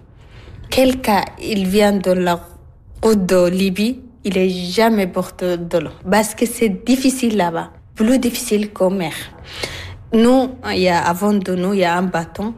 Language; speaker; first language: French; non-native, learner; Arabic